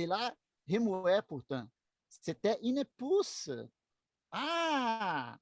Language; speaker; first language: French; non-native, learner; Portuguese